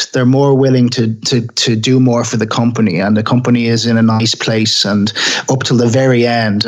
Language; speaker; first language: English; native; English